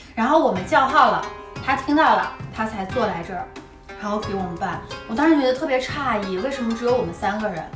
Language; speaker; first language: Chinese; native; Chinese